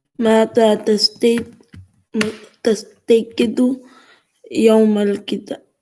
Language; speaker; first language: Arabic; non-native, learner; English